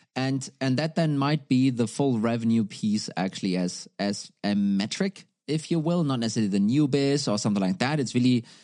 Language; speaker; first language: English; non-native, fluent; German